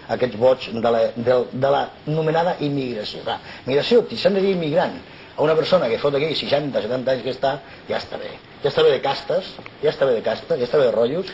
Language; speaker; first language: Catalan; non-native, local second language; Spanish